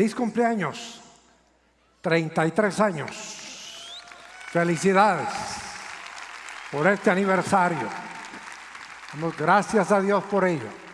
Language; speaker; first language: Spanish; native; Spanish